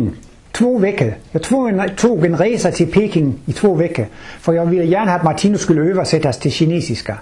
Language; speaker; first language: Swedish; non-native, fluent; Danish